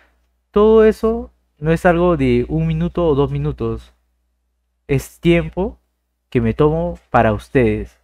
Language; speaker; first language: Spanish; native; Spanish